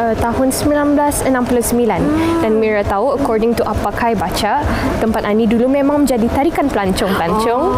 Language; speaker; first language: Malay; native; Malay